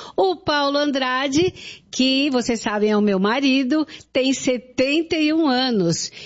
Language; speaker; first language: Portuguese; native; Portuguese